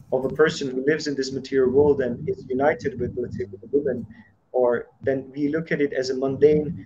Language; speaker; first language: English; non-native, fluent; Slovak